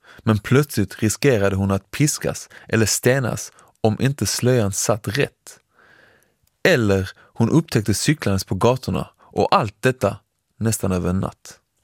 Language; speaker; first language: Swedish; early bilingual, other home language; Persian